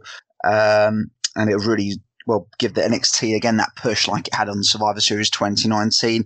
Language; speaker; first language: English; native; English